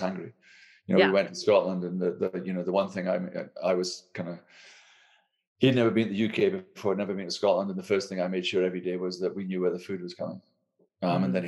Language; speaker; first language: English; native; English